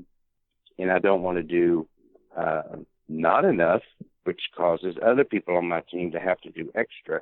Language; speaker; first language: English; native; English